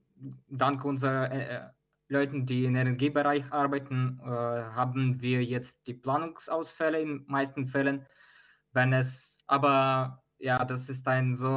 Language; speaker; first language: German; non-native, fluent; Ukrainian